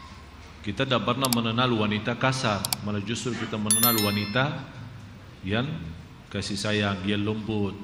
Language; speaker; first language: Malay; non-native, fluent; Arabic